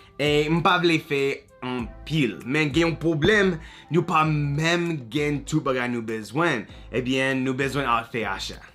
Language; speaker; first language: Haitian Creole; non-native, learner; English